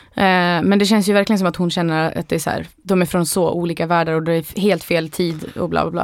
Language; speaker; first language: Swedish; native; Swedish